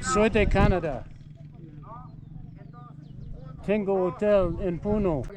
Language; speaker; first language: Spanish; non-native, learner; English